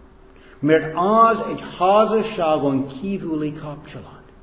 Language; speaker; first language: Hungarian; non-native, fluent; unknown